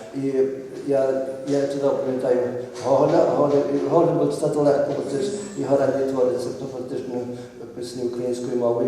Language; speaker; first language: Ukrainian; early bilingual, heritage; Ukrainian